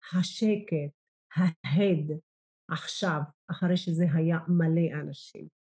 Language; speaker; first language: Hebrew; non-native, local second language; Arabic